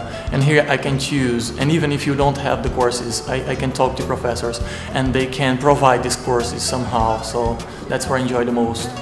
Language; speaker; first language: English; non-native, fluent; Portuguese